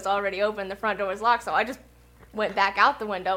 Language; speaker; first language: English; native; English